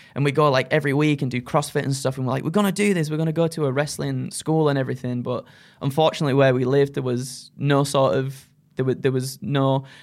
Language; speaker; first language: English; native; English